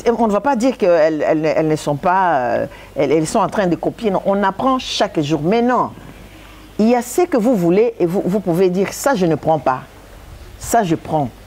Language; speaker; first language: French; non-native, local second language; Lingala